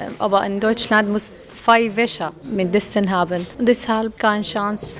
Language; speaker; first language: German; non-native, learner; Arabic